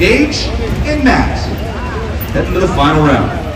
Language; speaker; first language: English; native; English